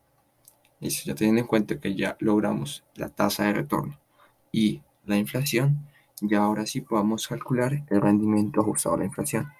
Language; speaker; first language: Spanish; native; Spanish